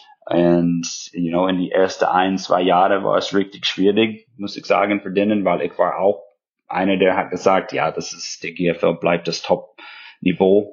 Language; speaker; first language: German; non-native, fluent; English